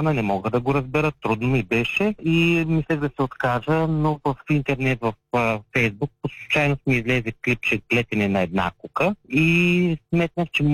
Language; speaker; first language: Bulgarian; native; Bulgarian